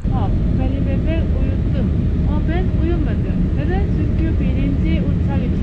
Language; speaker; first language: Turkish; non-native, learner; Spanish